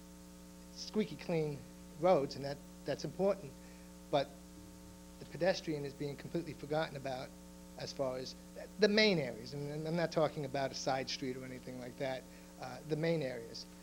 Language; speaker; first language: English; native; English